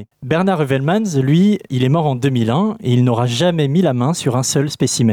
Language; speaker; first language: French; native; French